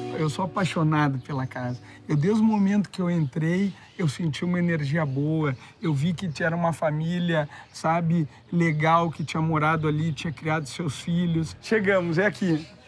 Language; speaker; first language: Portuguese; native; Portuguese